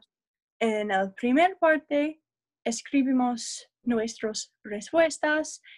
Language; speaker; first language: Spanish; non-native, learner; English